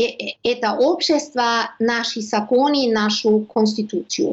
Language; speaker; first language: Russian; non-native, learner; German